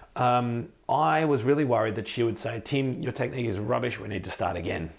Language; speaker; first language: English; native; English